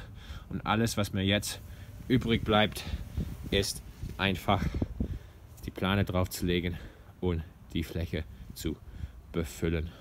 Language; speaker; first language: German; non-native, fluent; English